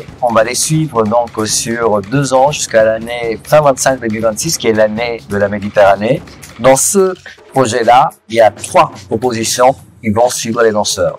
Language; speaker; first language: French; native; French